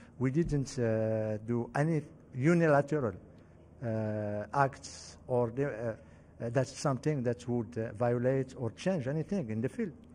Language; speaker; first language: English; non-native, fluent; Arabic